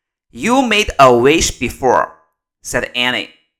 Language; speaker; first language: English; non-native, fluent; Chinese